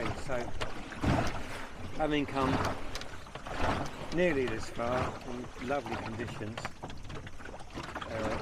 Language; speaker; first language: English; native; English